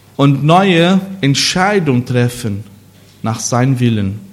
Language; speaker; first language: German; non-native, fluent; Portuguese